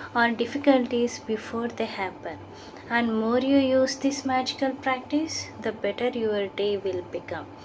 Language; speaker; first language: English; non-native, local second language; Kannada